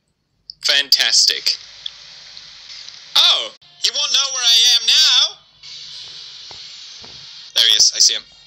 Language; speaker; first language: English; native; English